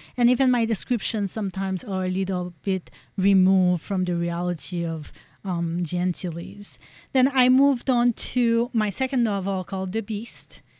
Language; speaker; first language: English; non-native, fluent; French